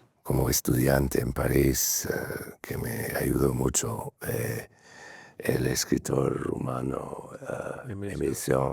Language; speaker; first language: Spanish; non-native, fluent; English